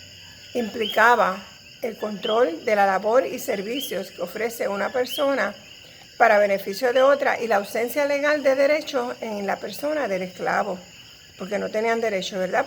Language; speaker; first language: Spanish; native; Spanish